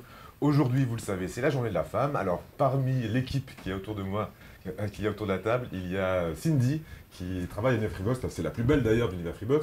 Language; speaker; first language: French; native; French